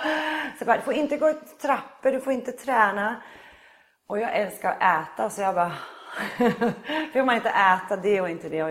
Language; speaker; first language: Swedish; native; Swedish